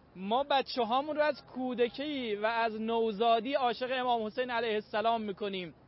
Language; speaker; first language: Persian; native; Persian